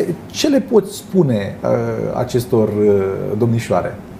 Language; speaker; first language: Romanian; native; Romanian